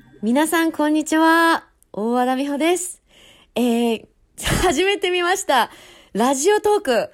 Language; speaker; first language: Japanese; native; Japanese